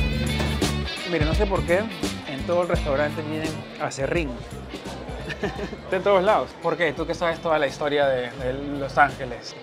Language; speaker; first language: Spanish; native; Spanish